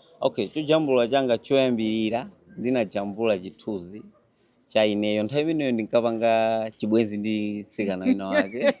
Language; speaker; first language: Nyanja; native; Nyanja